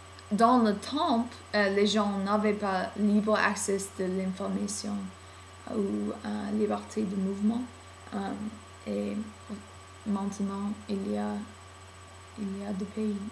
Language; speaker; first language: French; non-native, learner; English